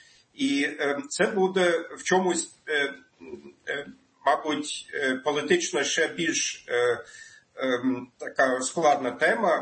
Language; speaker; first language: Ukrainian; non-native, fluent; German